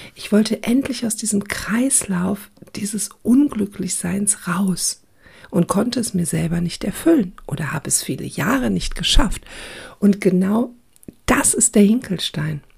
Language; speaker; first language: German; early bilingual, other home language; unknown